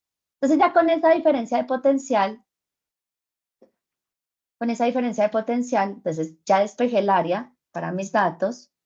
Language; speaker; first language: Spanish; native; Spanish